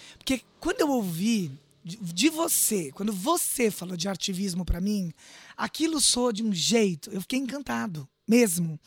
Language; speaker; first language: Portuguese; native; Portuguese